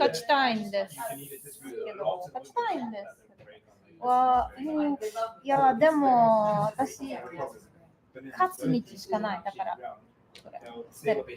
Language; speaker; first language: Japanese; non-native, learner; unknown